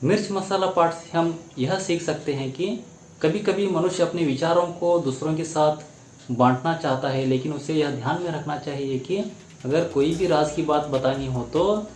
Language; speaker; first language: Hindi; non-native, local second language; Kannada